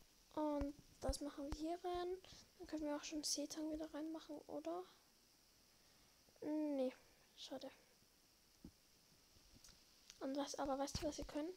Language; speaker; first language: German; native; German